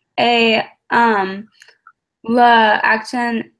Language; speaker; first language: French; non-native, learner; English